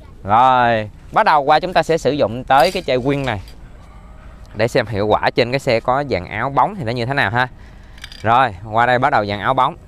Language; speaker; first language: Vietnamese; native; Vietnamese